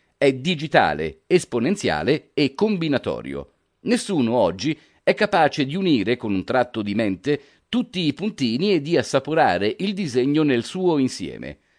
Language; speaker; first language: Italian; native; Italian